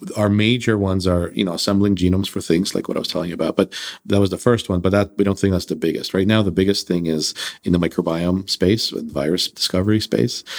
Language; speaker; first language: English; early bilingual, other home language; Russian